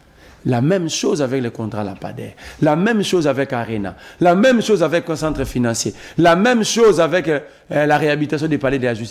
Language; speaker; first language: French; non-native, local second language; Lingala